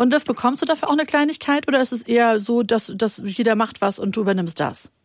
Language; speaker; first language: German; native; German